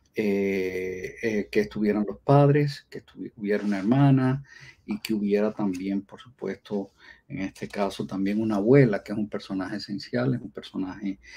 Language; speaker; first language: Spanish; native; Spanish